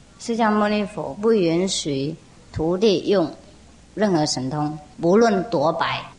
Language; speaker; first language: Chinese; non-native, fluent; Vietnamese